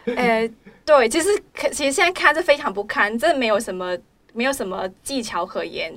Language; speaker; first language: Chinese; non-native, local second language; Cantonese